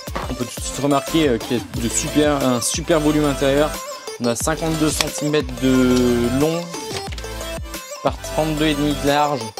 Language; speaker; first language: French; native; French